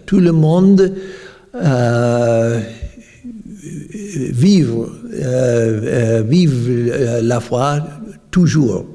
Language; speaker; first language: French; non-native, fluent; English